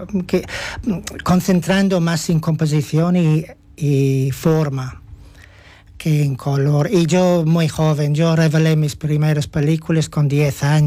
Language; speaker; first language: Spanish; non-native, fluent; English